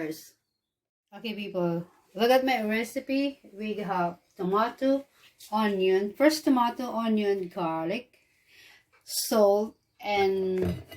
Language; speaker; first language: English; non-native, local second language; Filipino